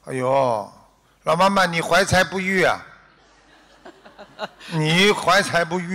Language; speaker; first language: Chinese; native; Chinese